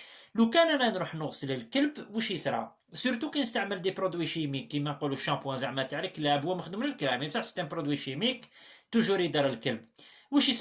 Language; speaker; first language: Arabic; native; Arabic